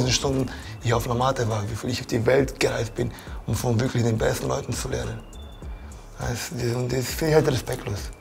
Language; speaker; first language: German; non-native, fluent; Portuguese